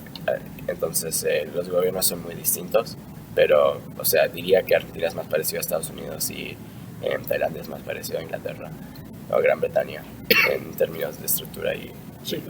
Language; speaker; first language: Spanish; early bilingual, heritage; Spanish